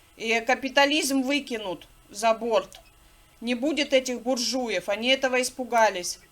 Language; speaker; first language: Russian; native; Russian